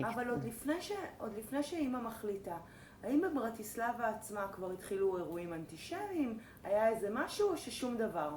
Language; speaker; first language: Hebrew; native; Hebrew